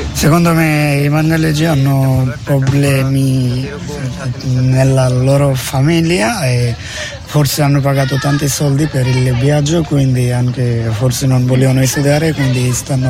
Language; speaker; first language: Italian; non-native, learner; Bangla